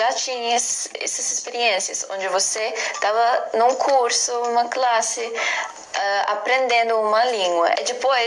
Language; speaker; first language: Portuguese; non-native, learner; Latvian